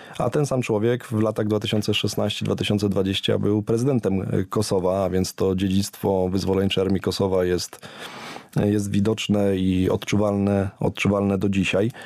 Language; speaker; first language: Polish; native; Polish